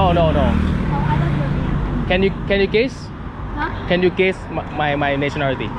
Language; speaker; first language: English; non-native, learner; Thai